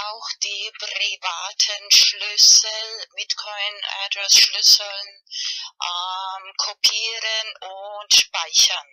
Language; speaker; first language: German; non-native, fluent; Spanish